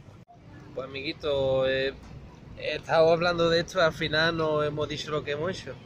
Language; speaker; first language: Spanish; native; Spanish